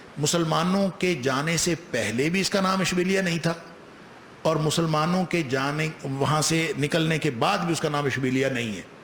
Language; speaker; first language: Urdu; non-native, local second language; Punjabi